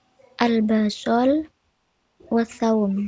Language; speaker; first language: Arabic; non-native, learner; Indonesian